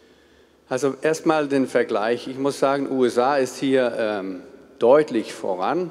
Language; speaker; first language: German; non-native, fluent; Danish